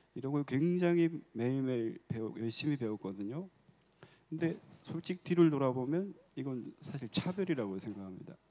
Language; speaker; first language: Korean; native; Korean